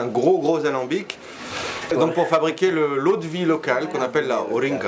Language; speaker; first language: French; native; French